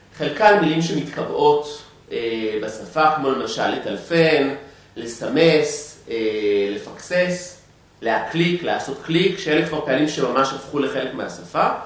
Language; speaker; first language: Hebrew; native; Hebrew